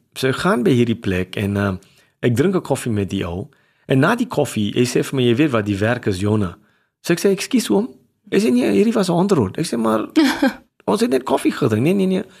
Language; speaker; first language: Afrikaans; non-native, local second language; English